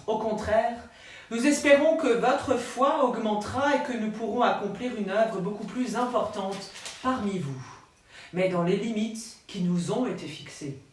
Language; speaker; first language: French; native; French